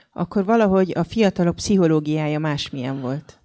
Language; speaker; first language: Hungarian; native; Hungarian